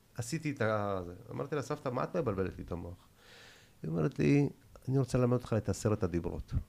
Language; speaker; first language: Hebrew; early bilingual, other home language; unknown